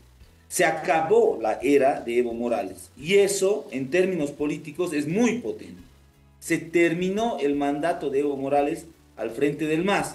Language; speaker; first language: Spanish; native; Spanish